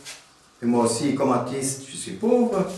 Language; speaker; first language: French; non-native, fluent; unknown